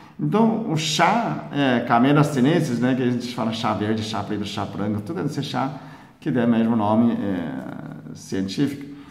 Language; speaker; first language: Portuguese; non-native, fluent; Chinese